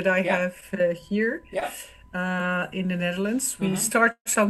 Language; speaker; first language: English; non-native, fluent; Dutch